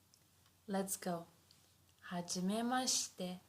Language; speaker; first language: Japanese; non-native, fluent; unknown